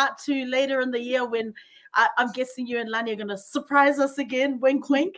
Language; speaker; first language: English; native; English